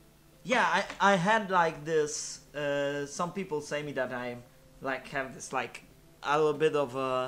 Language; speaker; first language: English; non-native, fluent; Polish